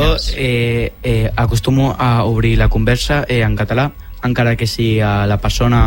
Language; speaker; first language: Catalan; non-native, local second language; Spanish